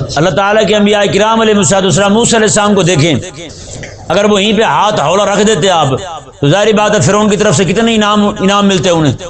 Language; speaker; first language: Urdu; non-native, local second language; Punjabi